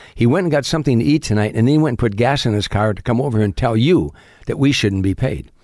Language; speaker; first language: English; native; English